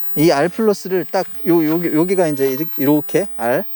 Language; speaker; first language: Korean; native; Korean